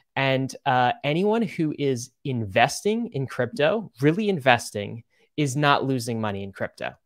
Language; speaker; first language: English; native; English